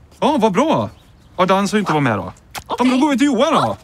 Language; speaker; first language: Swedish; native; Swedish